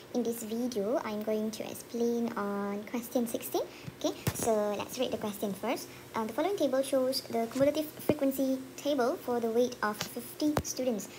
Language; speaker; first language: English; non-native, local second language; Malay